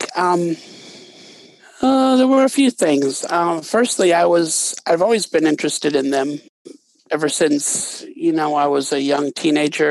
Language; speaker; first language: English; native; English